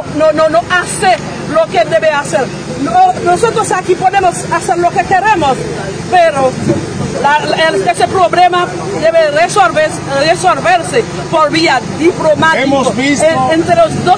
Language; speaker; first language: Spanish; non-native, fluent; Haitian Creole